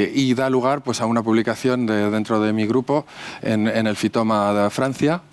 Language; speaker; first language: Spanish; native; Spanish